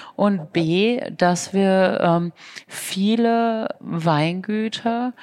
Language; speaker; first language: German; native; German